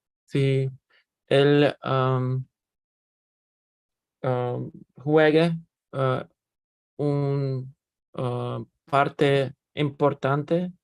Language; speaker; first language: Spanish; non-native, learner; Russian